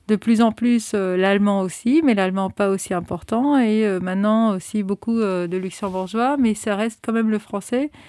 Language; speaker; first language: French; non-native, fluent; Spanish